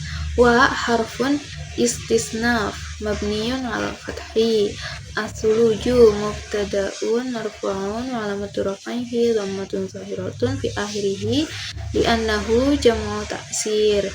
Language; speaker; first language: Arabic; non-native, learner; Indonesian